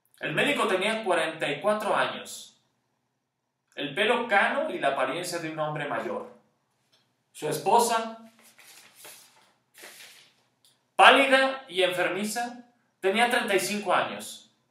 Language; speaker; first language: Spanish; native; Spanish